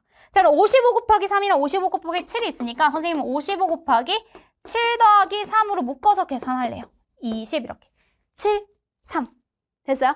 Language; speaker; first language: Korean; native; Korean